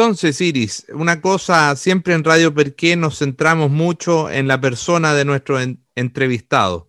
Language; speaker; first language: Spanish; native; Spanish